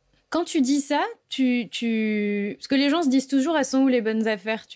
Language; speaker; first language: French; native; French